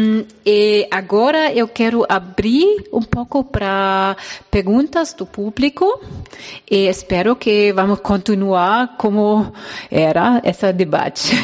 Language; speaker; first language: Portuguese; non-native, fluent; German